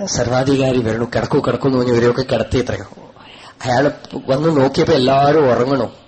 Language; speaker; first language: Malayalam; non-native, local second language; Tamil